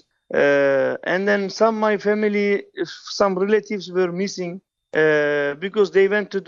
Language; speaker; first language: English; non-native, fluent; Turkish